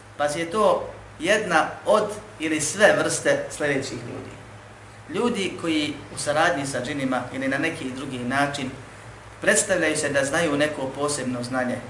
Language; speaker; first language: Bosnian; native; Bosnian